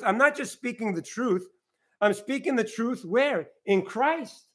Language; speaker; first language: English; native; English